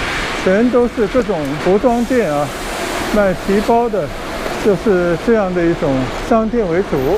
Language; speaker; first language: Chinese; non-native, local second language; Cantonese